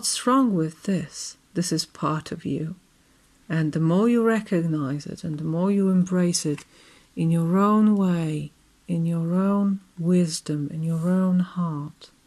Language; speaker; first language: English; non-native, fluent; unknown